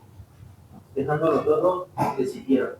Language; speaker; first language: Spanish; native; Spanish